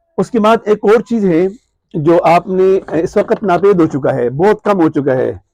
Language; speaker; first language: Urdu; non-native, local second language; Pashto